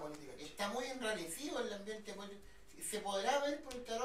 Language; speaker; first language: Spanish; native; Spanish